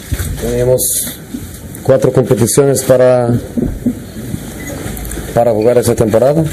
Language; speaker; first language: Spanish; non-native, fluent; Portuguese